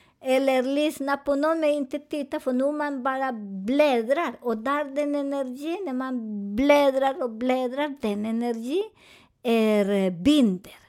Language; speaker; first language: Swedish; non-native, fluent; Spanish